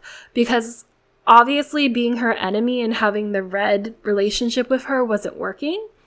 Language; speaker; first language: English; native; English